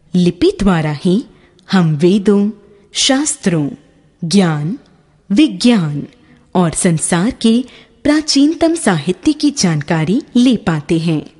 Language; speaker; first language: Hindi; native; Hindi